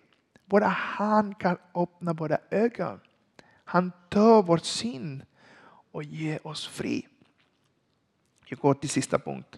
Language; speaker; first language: Swedish; non-native, learner; Spanish